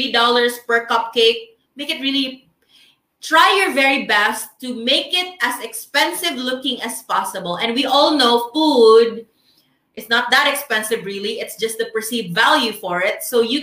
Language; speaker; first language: English; non-native, local second language; Filipino